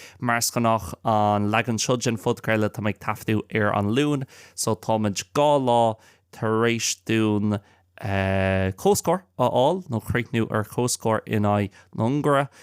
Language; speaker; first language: Irish; non-native, local second language; English